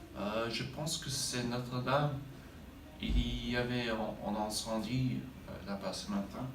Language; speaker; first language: French; non-native, learner; English